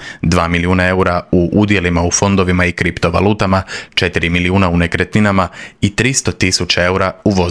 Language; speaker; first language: Croatian; native; Croatian